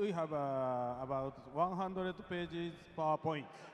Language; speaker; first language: English; non-native, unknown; Japanese